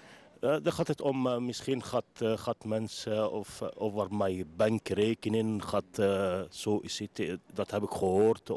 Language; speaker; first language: Dutch; non-native, learner; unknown